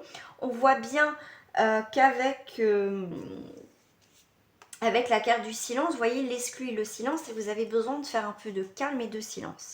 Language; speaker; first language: French; native; French